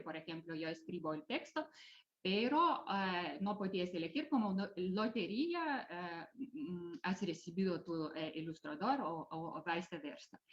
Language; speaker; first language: Spanish; non-native, fluent; Lithuanian